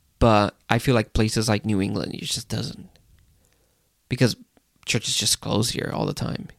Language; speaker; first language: English; non-native, fluent; Portuguese